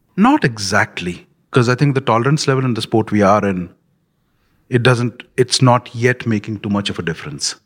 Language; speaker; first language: English; non-native, local second language; Punjabi